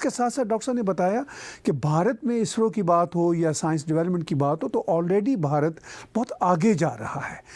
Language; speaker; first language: Urdu; non-native, local second language; Punjabi